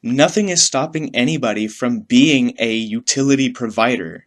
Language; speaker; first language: English; native; English